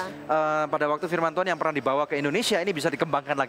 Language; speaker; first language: Indonesian; native; Indonesian